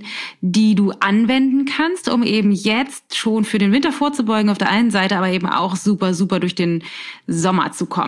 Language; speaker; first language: German; native; German